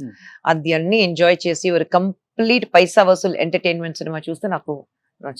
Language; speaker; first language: Telugu; non-native, local second language; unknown